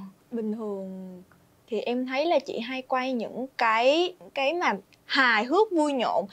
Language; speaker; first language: Vietnamese; native; Vietnamese